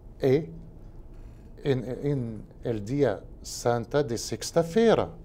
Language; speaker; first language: Spanish; non-native, learner; Arabic